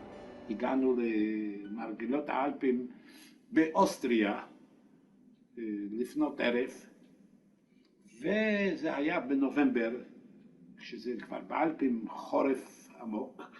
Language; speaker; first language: Hebrew; non-native, fluent; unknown